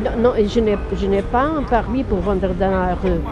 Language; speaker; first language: French; non-native, learner; Portuguese